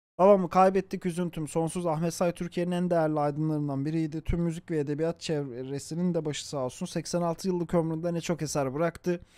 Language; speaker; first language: Turkish; native; Turkish